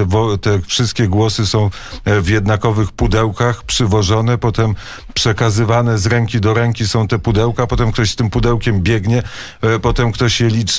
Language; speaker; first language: Polish; native; Polish